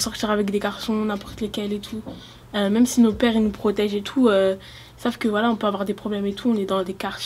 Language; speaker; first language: French; native; French